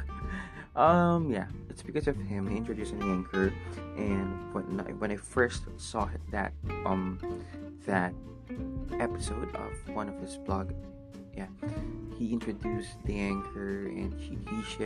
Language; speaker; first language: English; non-native, local second language; Filipino